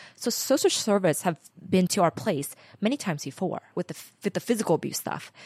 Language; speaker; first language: English; early bilingual, other home language; Vietnamese